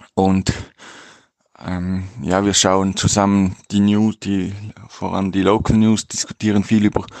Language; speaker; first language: German; native; German